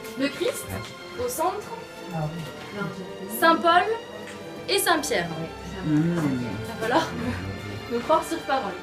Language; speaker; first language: French; native; French